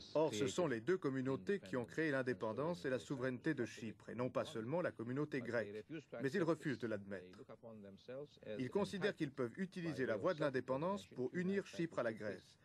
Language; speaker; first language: French; non-native, fluent; Turkish